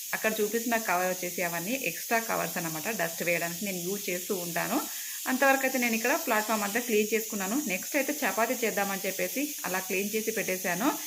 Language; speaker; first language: Telugu; non-native, local second language; Lambadi